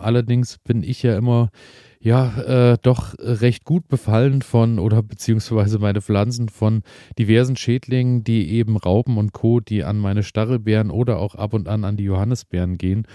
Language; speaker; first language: German; native; German